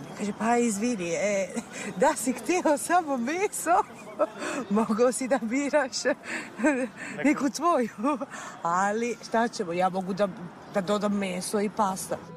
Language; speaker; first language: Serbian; non-native, fluent; Italian